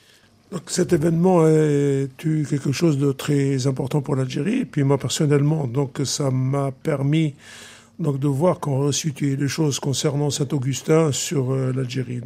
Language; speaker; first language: French; non-native, local second language; Arabic